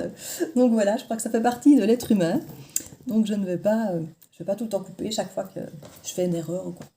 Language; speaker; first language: French; native; French